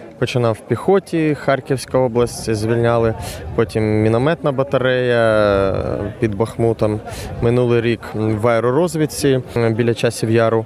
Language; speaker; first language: Ukrainian; non-native, local second language; Russian